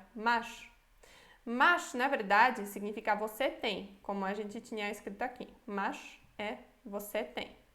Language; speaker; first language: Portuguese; non-native, fluent; Polish